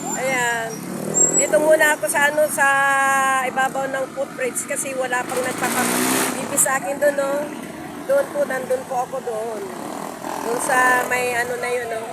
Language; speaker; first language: Filipino; native; Filipino